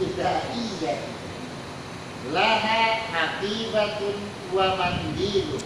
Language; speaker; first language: Arabic; non-native, fluent; Indonesian